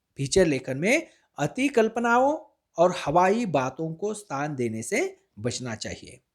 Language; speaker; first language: Hindi; non-native, local second language; Marathi